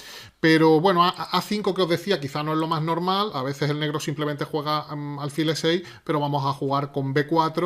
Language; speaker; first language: Spanish; native; Spanish